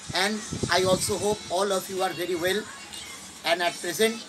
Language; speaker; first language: English; non-native, local second language; Bangla